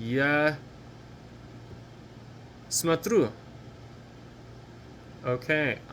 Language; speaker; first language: Russian; non-native, fluent; English